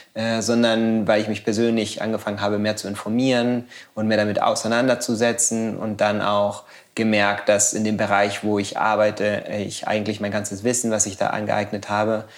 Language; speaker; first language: German; non-native, fluent; Spanish